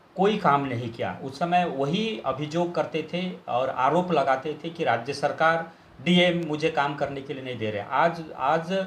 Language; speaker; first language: Hindi; non-native, local second language; Bangla